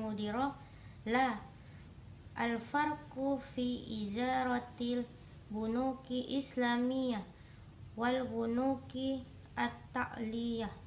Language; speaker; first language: Arabic; non-native, learner; Indonesian